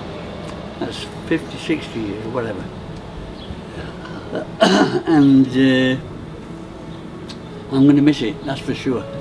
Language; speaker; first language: English; native; English